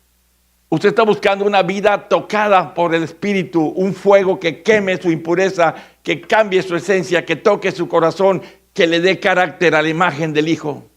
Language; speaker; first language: Spanish; native; Spanish